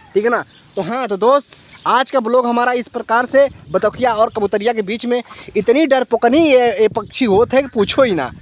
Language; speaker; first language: Hindi; native; Hindi